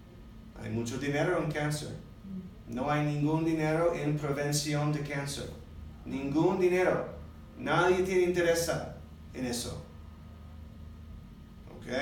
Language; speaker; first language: Spanish; non-native, learner; English